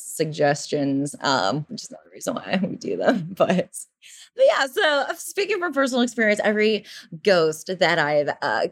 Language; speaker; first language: English; native; English